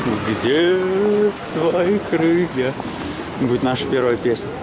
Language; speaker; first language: Russian; native; Russian